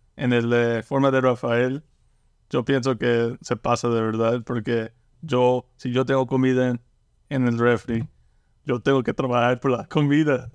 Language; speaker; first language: Spanish; early bilingual, heritage; Spanish